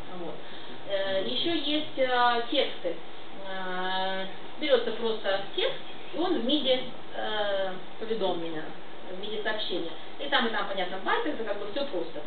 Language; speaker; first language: Russian; non-native, local second language; Ukrainian